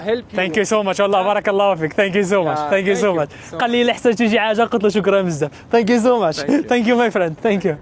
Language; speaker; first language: Arabic; native; Arabic